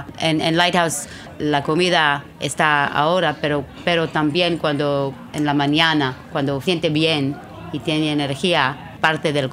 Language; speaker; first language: Spanish; non-native, learner; Hebrew